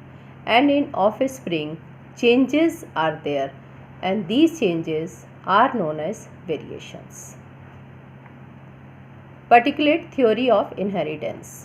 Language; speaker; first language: English; non-native, local second language; Gujarati